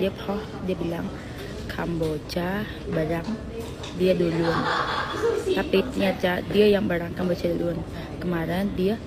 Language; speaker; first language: Indonesian; non-native, learner; Khmer